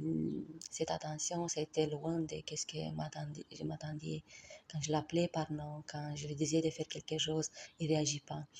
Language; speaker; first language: French; non-native, learner; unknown